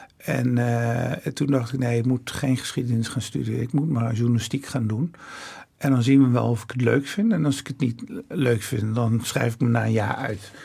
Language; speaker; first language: Dutch; early bilingual, other home language; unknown